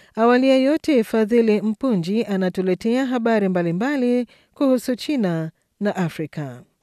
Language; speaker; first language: Swahili; native; Swahili